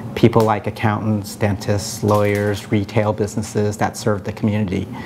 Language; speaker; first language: English; native; English